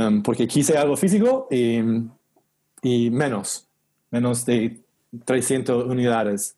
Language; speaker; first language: Spanish; non-native, learner; English